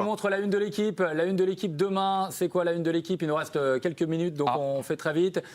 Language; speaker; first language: French; native; French